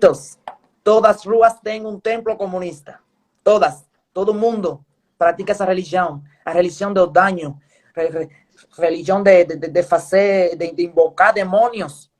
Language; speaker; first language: Portuguese; non-native, fluent; Spanish